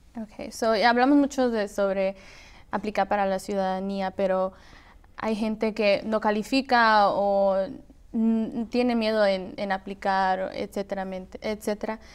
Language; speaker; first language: Spanish; early bilingual, heritage; Spanish